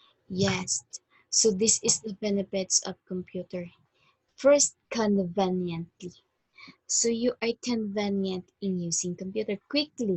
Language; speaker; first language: English; non-native, fluent; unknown